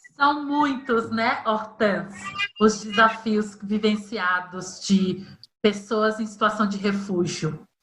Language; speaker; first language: Portuguese; native; Portuguese